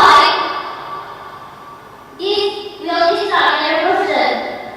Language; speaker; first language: English; non-native, learner; Indonesian